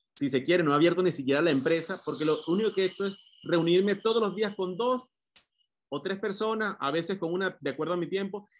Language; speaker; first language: Spanish; native; Spanish